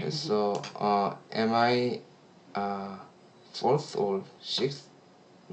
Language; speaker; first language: English; non-native, learner; Korean